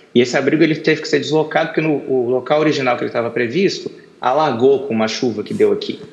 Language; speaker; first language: Portuguese; native; Portuguese